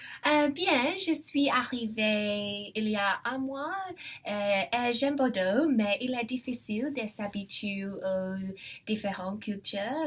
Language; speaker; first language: French; non-native, learner; English